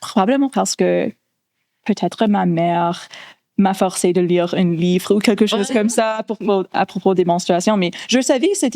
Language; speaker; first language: French; non-native, local second language; English